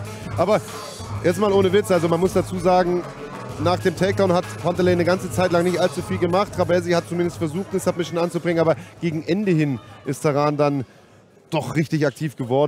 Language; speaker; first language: German; native; German